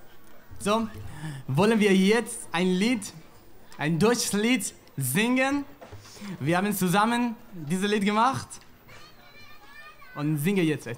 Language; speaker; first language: German; non-native, learner; Persian